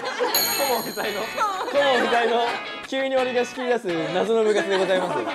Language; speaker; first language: Japanese; native; Japanese